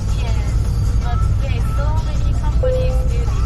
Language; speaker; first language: English; non-native, learner; Japanese